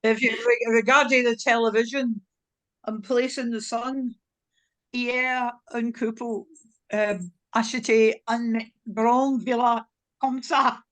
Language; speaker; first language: French; non-native, learner; English